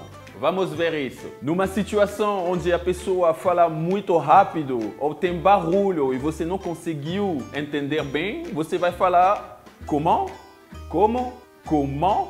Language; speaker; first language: Portuguese; non-native, fluent; French